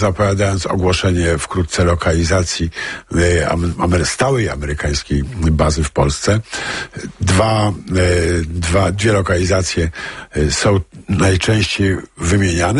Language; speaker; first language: Polish; native; Polish